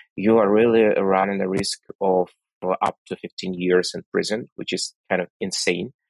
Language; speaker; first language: English; non-native, fluent; Russian